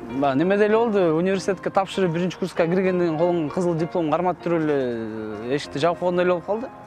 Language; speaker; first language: Kyrgyz; native; Kyrgyz